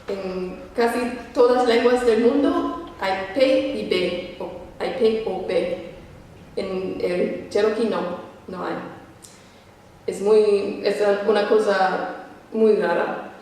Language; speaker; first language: Spanish; non-native, fluent; English